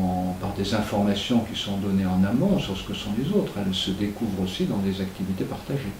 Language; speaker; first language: French; native; French